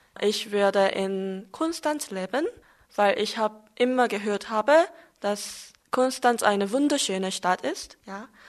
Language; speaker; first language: German; non-native, learner; Korean